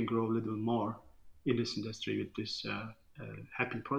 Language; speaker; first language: English; non-native, fluent; Turkish